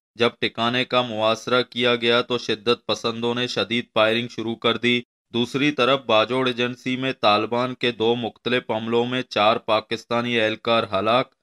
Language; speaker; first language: Urdu; non-native, local second language; Baluchi